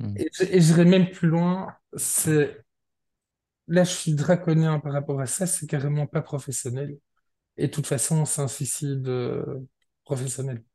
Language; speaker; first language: French; native; French